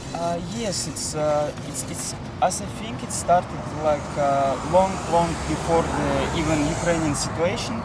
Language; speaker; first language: English; non-native, fluent; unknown